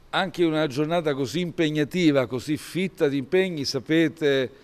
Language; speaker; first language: Italian; native; Italian